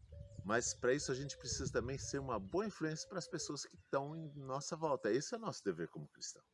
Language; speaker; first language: Portuguese; native; Portuguese